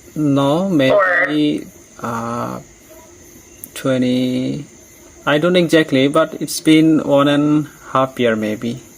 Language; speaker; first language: English; non-native, learner; Bangla